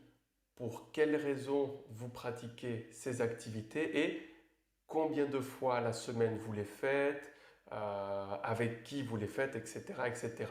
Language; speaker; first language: French; native; French